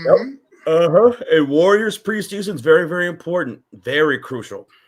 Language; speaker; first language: English; native; English